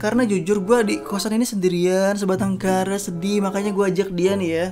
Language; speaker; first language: Indonesian; native; Indonesian